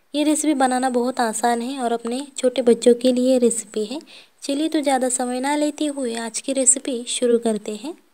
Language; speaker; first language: Hindi; non-native, local second language; Marathi